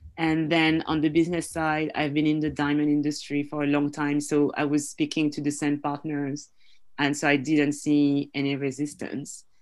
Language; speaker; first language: English; non-native, fluent; French